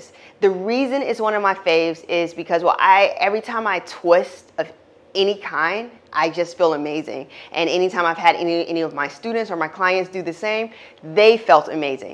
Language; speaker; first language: English; native; English